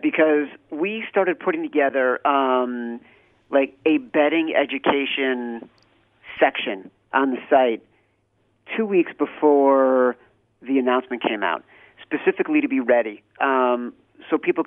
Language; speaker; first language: English; native; English